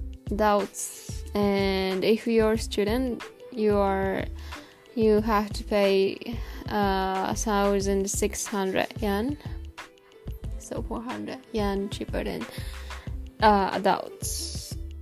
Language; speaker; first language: English; non-native, learner; Japanese